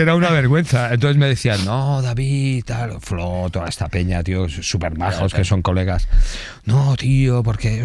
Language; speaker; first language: Spanish; native; Spanish